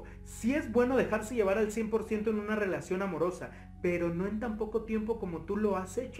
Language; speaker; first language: Spanish; native; Spanish